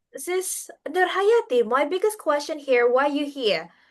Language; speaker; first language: English; non-native, fluent; Indonesian